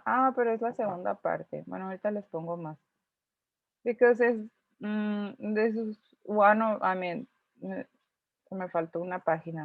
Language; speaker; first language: Spanish; native; Spanish